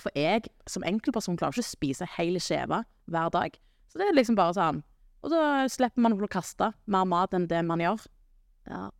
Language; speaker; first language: Norwegian; native; Norwegian